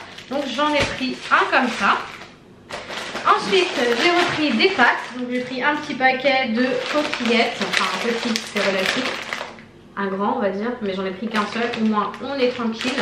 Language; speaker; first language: French; native; French